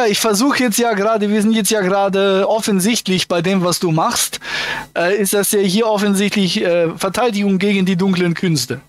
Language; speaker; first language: German; native; German